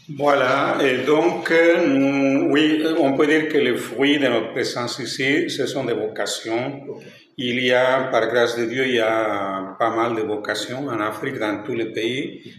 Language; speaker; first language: French; non-native, fluent; Spanish